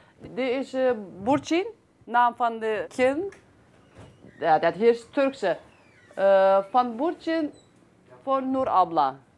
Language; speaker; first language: Dutch; non-native, learner; Turkish